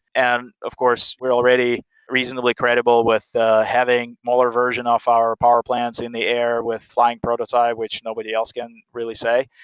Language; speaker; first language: English; non-native, fluent; Russian